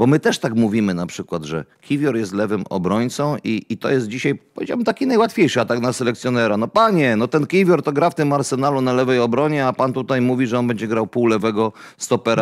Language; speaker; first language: Polish; native; Polish